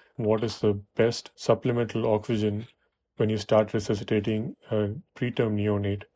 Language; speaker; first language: English; non-native, local second language; Tamil